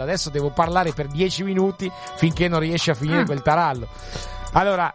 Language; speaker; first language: Italian; native; Italian